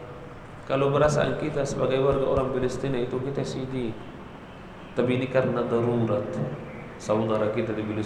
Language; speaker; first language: Indonesian; non-native, learner; Arabic